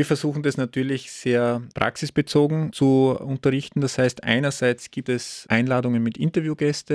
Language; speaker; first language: German; native; German